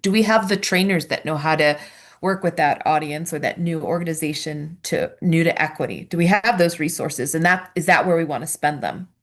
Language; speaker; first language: English; native; English